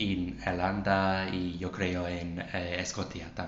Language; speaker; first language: Spanish; non-native, learner; English